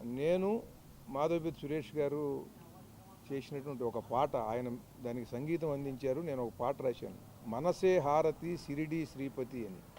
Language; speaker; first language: Telugu; native; Telugu